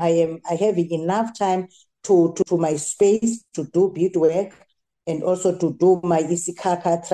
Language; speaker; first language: English; non-native, local second language; Xhosa